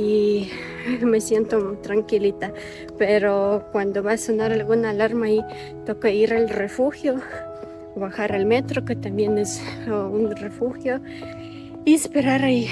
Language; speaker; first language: Spanish; non-native, fluent; Ukrainian